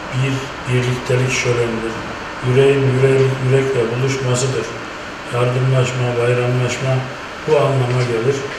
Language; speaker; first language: Turkish; native; Turkish